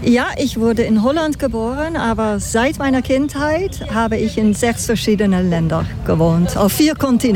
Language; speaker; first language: German; non-native, fluent; Dutch